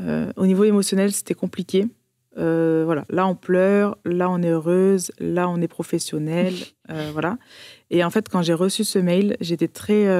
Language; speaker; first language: French; early bilingual, other home language; Portuguese